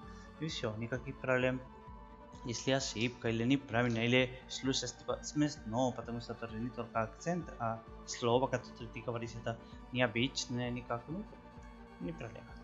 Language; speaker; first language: Russian; non-native, learner; Spanish